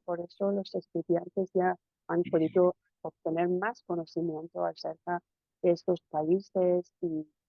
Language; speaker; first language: Spanish; non-native, fluent; Persian